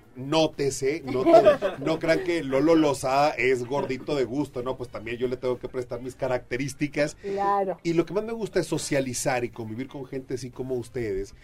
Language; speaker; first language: Spanish; native; Spanish